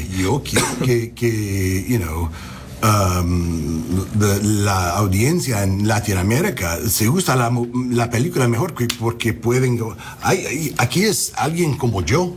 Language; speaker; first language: Spanish; early bilingual, heritage; Spanish